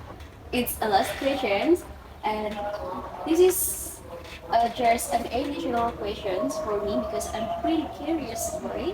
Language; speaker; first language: English; non-native, learner; Indonesian